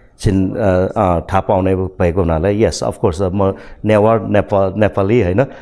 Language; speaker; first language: Nepali; non-native, local second language; Newari